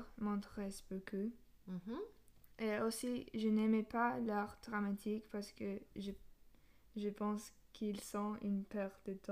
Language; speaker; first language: French; non-native, learner; English